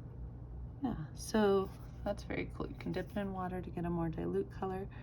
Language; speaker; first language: English; native; English